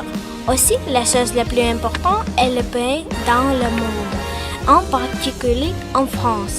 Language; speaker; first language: French; non-native, learner; Ukrainian